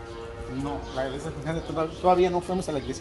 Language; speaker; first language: Spanish; non-native, learner; Arabic